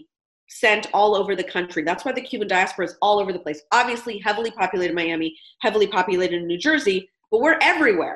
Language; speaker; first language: English; native; English